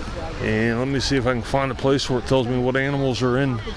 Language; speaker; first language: English; native; English